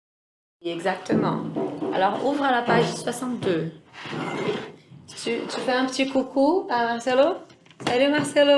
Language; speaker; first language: French; non-native, fluent; Portuguese